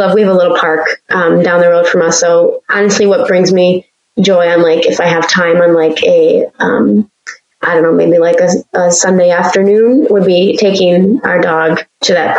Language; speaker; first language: English; native; English